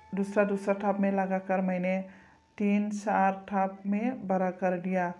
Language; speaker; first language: Hindi; non-native, learner; Bodo